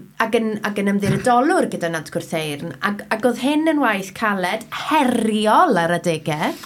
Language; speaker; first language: Welsh; native; Welsh